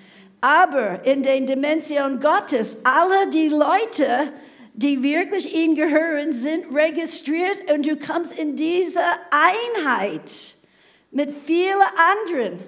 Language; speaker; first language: German; non-native, fluent; English